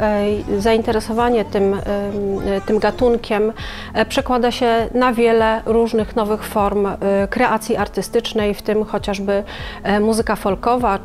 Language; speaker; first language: Polish; native; Polish